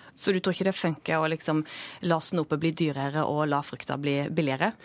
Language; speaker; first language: Norwegian; native; Norwegian